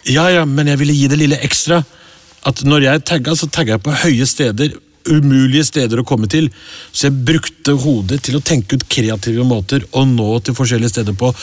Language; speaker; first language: Norwegian; early bilingual, other home language; Urdu